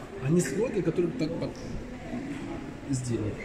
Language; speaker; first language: Russian; non-native, learner; Arabic